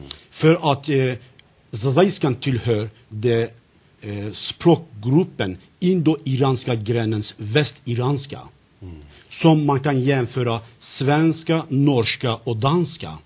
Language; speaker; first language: Swedish; non-native, fluent; Zaza